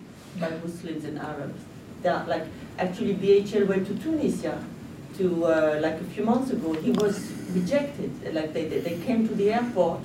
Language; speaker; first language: English; non-native, fluent; French